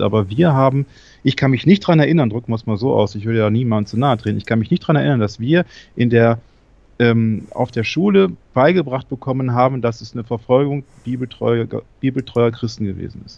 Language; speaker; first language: German; native; German